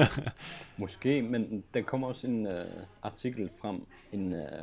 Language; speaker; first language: Danish; non-native, local second language; Kalaallisut